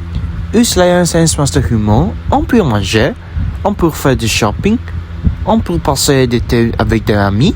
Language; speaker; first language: French; non-native, learner; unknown